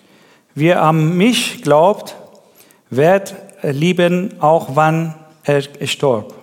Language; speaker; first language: German; non-native, learner; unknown